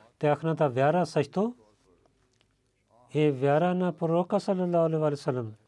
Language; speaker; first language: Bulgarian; non-native, learner; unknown